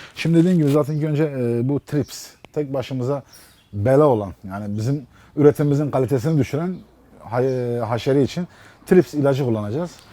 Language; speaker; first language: Turkish; native; Turkish